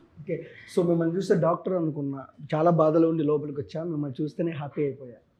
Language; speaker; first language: Telugu; native; Telugu